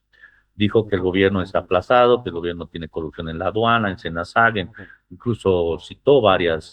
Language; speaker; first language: Spanish; native; Spanish